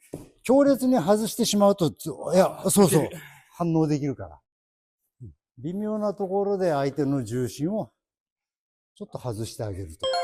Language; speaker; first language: Japanese; native; Japanese